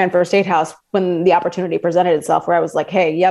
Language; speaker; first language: English; native; English